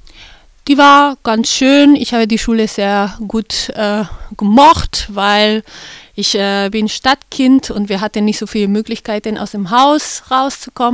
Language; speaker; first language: German; non-native, fluent; Spanish